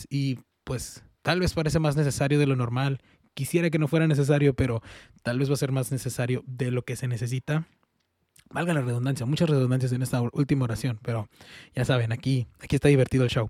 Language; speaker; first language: Spanish; early bilingual, heritage; Spanish